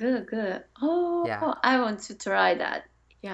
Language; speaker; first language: English; non-native, learner; Japanese